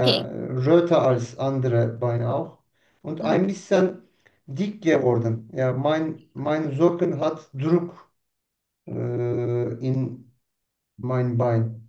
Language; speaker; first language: German; non-native, learner; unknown